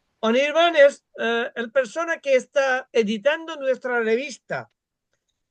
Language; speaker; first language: Spanish; non-native, fluent; Bangla